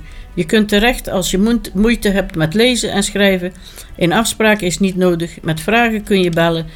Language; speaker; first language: Dutch; native; Dutch